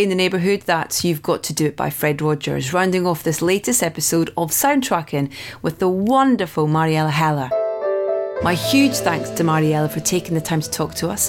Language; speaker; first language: English; native; English